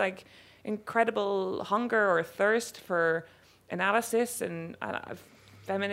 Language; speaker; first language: English; native; English